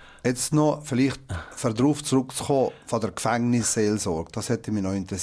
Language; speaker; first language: German; native; German